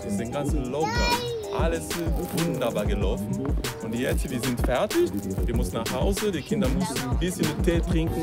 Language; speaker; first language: German; non-native, fluent; Lingala